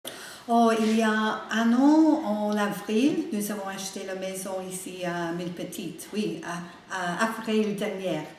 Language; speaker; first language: French; non-native, learner; English